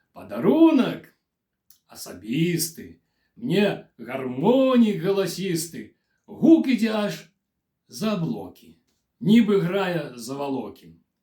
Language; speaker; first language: Belarusian; native; Belarusian